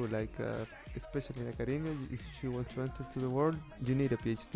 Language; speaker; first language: English; non-native, fluent; Spanish